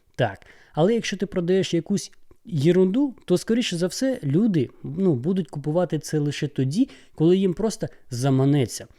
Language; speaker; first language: Ukrainian; non-native, local second language; Russian